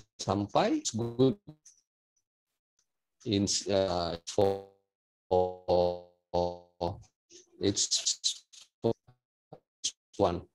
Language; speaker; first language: English; non-native, local second language; Malay